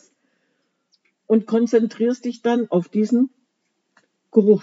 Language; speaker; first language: German; native; German